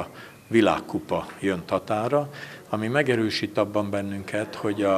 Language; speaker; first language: Hungarian; native; Hungarian